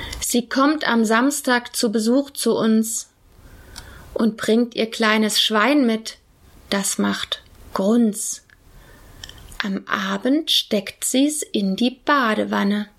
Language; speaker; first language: German; native; German